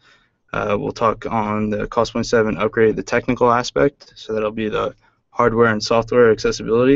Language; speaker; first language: English; native; English